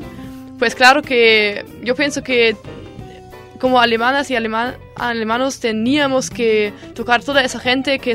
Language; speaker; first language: Spanish; non-native, learner; German